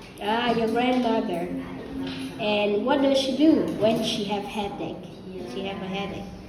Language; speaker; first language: English; non-native, fluent; Vietnamese